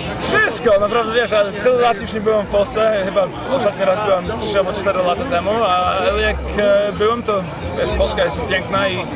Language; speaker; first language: Polish; early bilingual, heritage; Polish